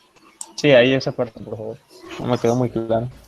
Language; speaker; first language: Spanish; native; Spanish